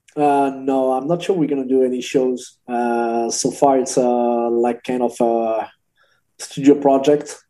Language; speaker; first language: English; non-native, learner; French